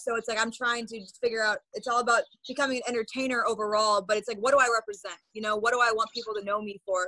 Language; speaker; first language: English; native; English